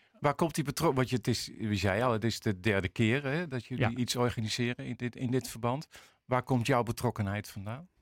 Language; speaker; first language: Dutch; native; Dutch